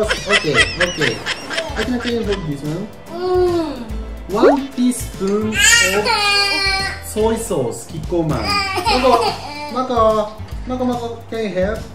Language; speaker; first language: English; non-native, local second language; Filipino